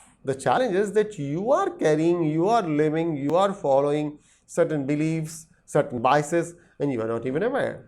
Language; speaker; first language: English; non-native, local second language; Hindi